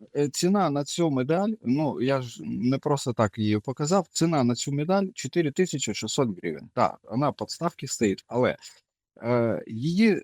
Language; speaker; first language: Ukrainian; native; Ukrainian